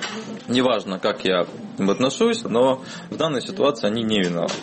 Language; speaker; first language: Russian; native; Russian